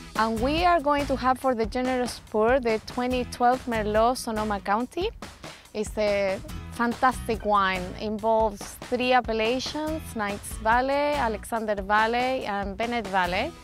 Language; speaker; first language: English; non-native, fluent; Spanish